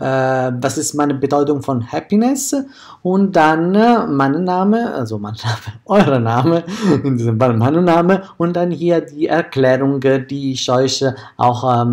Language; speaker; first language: German; non-native, fluent; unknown